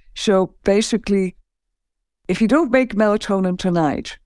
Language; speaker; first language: English; native; English